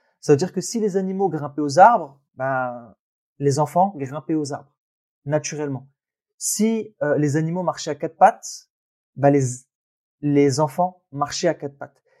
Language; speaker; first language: French; early bilingual, other home language; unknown